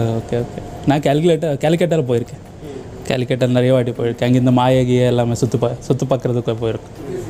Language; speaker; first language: Tamil; non-native, learner; Kannada